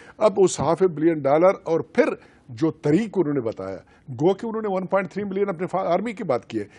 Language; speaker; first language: Urdu; non-native, local second language; Baluchi